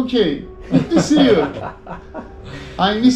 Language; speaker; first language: English; non-native, learner; Turkish